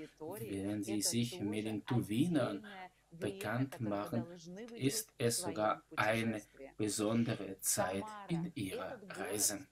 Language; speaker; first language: German; non-native, fluent; Russian